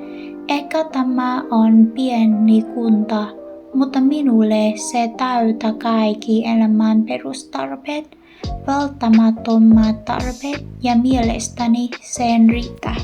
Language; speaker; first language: Finnish; non-native, learner; Vietnamese